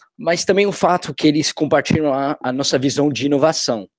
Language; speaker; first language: Portuguese; non-native, fluent; English